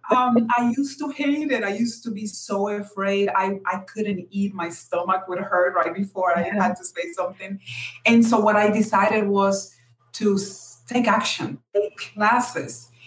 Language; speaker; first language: English; non-native, fluent; Spanish